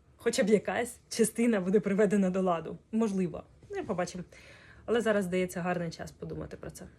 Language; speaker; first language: Ukrainian; non-native, local second language; Russian